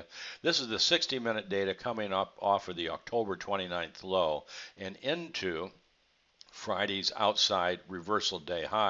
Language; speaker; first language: English; native; English